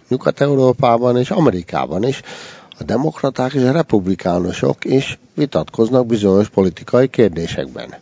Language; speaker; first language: Hungarian; early bilingual, heritage; Hungarian